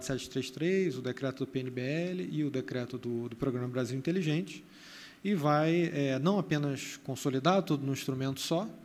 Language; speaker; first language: Portuguese; native; Portuguese